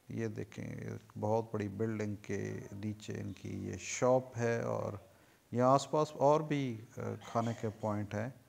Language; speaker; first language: Urdu; native; Urdu